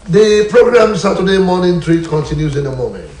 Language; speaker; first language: English; non-native, local second language; Yoruba